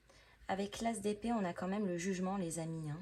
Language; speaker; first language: French; native; French